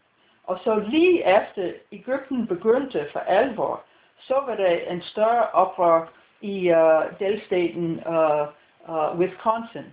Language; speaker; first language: Danish; non-native, fluent; English